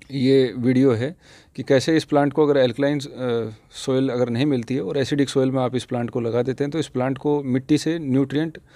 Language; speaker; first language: Hindi; native; Hindi